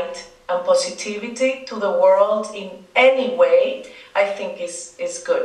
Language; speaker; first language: English; non-native, fluent; Spanish